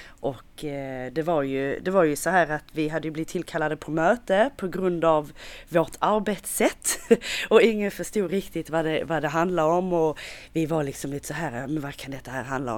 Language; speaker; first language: Swedish; native; Swedish